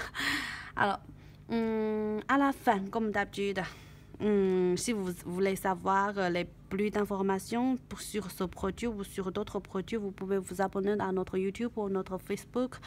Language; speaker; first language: French; non-native, learner; Chinese